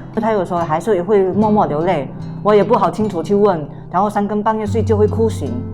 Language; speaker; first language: Chinese; non-native, local second language; Min Nan Chinese